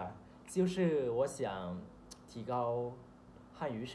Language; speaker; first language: Chinese; non-native, learner; Thai